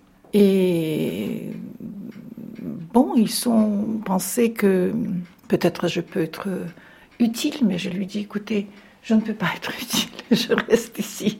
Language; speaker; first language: French; non-native, fluent; Russian